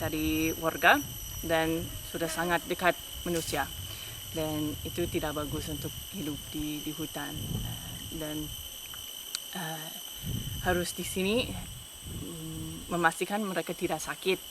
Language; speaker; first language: Indonesian; non-native, fluent; English